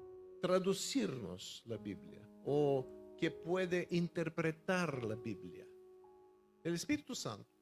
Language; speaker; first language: Spanish; non-native, fluent; Bulgarian